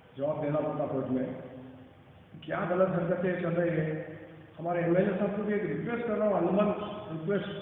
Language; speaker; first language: Urdu; native; Urdu